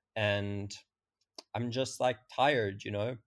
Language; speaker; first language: English; native; English